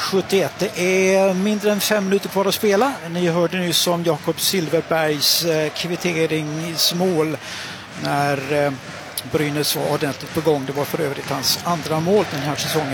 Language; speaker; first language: Swedish; native; Swedish